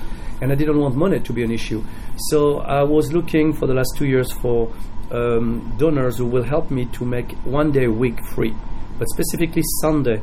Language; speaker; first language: English; non-native, fluent; French